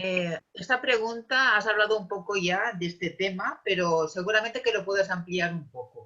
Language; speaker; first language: Spanish; native; Spanish